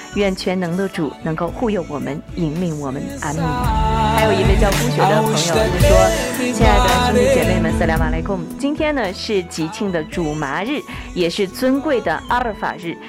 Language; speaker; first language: Chinese; native; Chinese